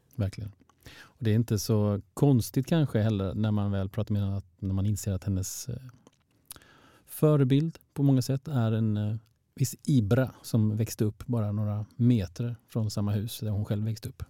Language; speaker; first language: Swedish; native; Swedish